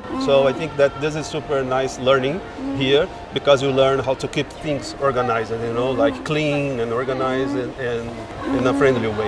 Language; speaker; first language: English; non-native, fluent; Portuguese